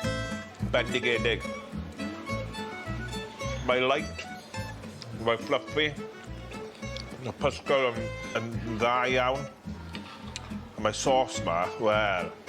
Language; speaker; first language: Welsh; non-native, learner; English